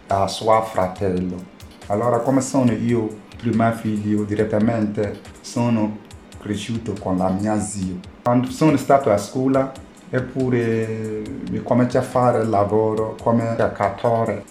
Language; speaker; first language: Italian; non-native, learner; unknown